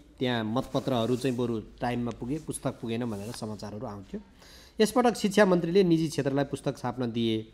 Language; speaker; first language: Nepali; native; Nepali